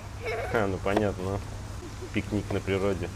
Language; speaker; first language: Russian; native; Russian